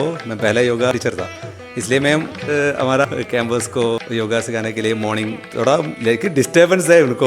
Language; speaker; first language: Hindi; non-native, local second language; Malayalam